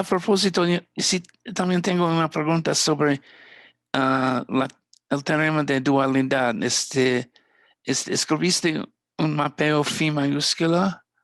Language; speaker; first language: Spanish; non-native, fluent; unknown